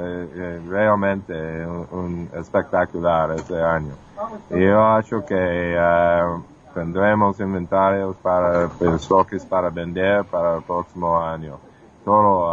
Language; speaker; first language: Portuguese; non-native, fluent; English